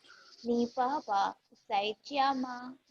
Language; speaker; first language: Chinese; non-native, learner; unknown